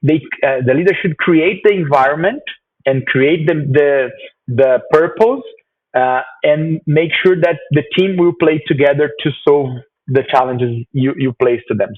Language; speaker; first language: English; non-native, fluent; Portuguese